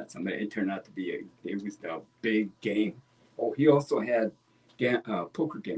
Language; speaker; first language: English; native; English